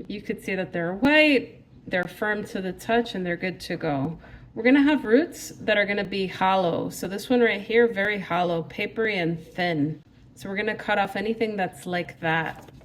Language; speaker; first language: English; native; English